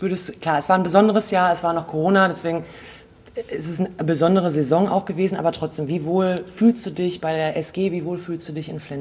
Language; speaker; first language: German; native; German